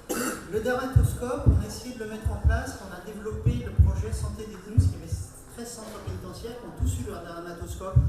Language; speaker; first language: French; native; French